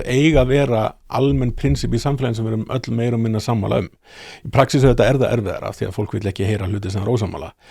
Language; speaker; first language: Icelandic; native; Icelandic